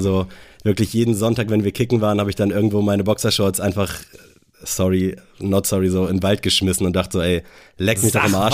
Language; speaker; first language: German; native; German